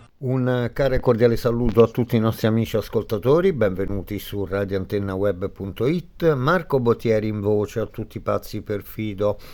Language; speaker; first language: Italian; native; Italian